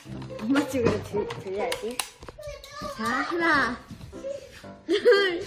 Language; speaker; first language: Korean; native; Korean